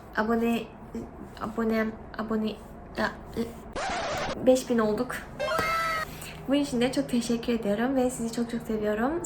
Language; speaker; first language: Turkish; non-native, fluent; Korean